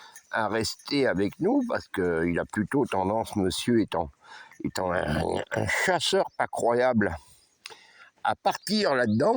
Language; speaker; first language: French; native; French